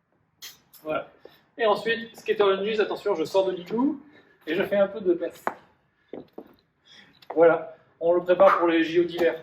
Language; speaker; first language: French; native; French